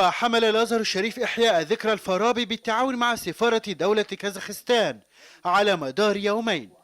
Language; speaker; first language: Arabic; native; Arabic